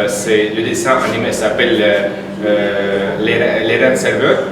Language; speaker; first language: French; non-native, learner; Russian